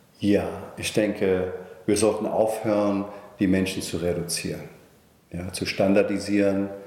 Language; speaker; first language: German; non-native, fluent; English